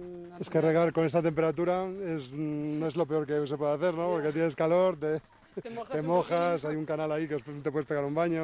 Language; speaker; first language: Spanish; native; Spanish